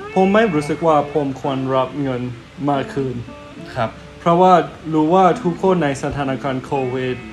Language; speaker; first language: Thai; non-native, fluent; English